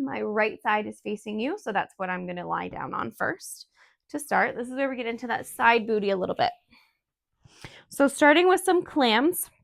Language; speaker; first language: English; native; English